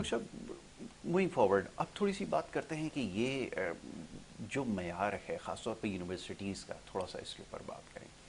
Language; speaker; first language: Urdu; native; Urdu